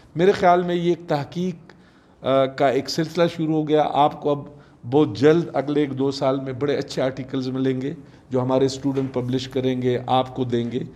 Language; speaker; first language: Urdu; non-native, local second language; Pashto